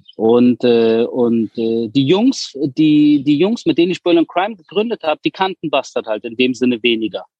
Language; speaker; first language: German; early bilingual, other home language; Persian